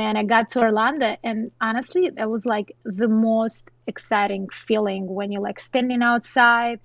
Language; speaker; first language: English; non-native, fluent; Russian